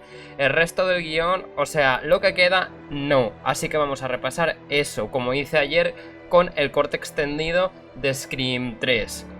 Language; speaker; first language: Spanish; native; Spanish